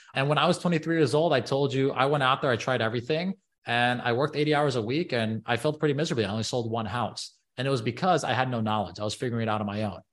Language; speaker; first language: English; native; English